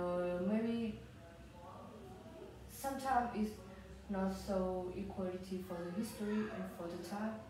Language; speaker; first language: English; non-native, learner; Vietnamese